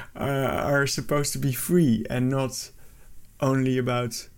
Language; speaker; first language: English; non-native, fluent; Dutch